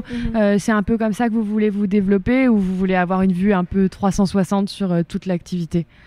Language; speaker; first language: French; native; French